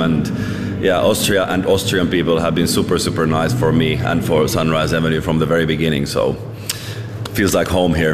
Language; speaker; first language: English; non-native, fluent; Finnish